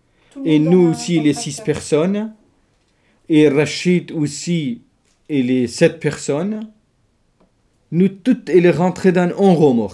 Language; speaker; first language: French; non-native, learner; Kurdish